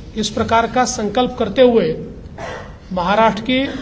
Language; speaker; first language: Hindi; non-native, local second language; Marathi